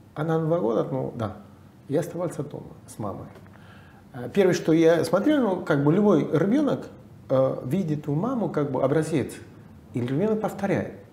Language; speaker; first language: Russian; non-native, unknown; Spanish